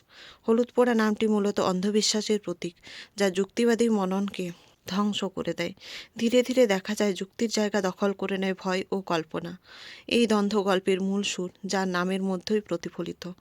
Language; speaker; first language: Bangla; native; Bangla